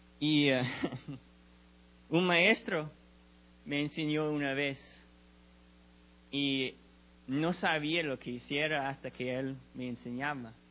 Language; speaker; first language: Spanish; non-native, learner; English